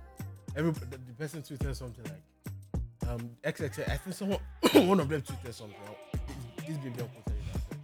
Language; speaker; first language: English; non-native, local second language; Yoruba